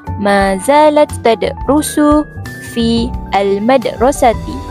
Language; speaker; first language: Arabic; non-native, learner; Malay